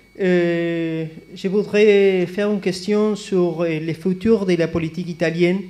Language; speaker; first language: French; non-native, learner; Spanish